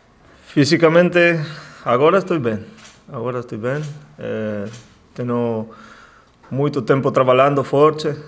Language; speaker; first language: Portuguese; non-native, learner; Spanish